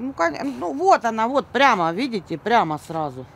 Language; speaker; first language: Russian; native; Russian